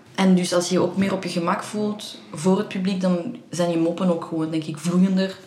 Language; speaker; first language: Dutch; early bilingual, other home language; Persian